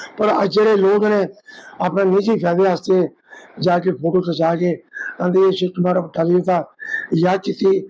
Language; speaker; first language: Punjabi; native; Punjabi